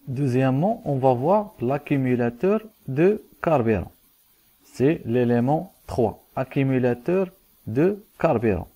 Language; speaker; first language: French; non-native, local second language; Arabic